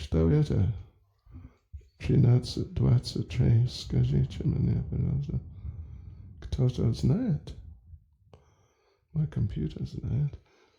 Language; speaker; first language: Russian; non-native, learner; English